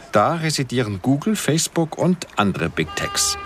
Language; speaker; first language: German; non-native, fluent; Portuguese